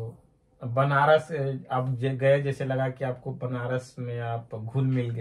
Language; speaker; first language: Hindi; native; Hindi